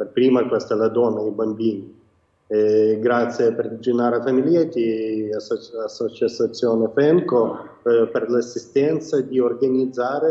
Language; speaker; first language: Italian; non-native, fluent; Ukrainian